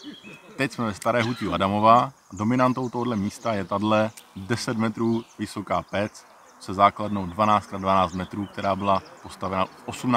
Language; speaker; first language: Czech; native; Czech